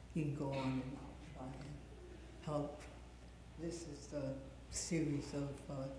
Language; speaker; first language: English; native; English